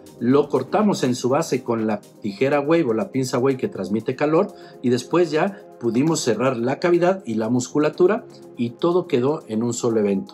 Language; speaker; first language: Spanish; native; Spanish